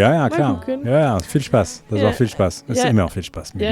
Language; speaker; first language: German; non-native, learner; French